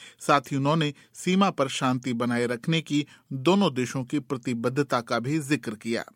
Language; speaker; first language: Hindi; native; Hindi